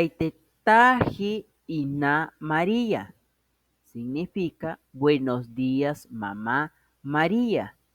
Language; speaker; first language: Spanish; non-native, local second language; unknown